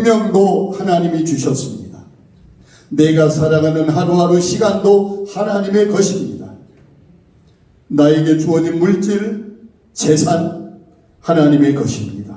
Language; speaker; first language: Korean; native; Korean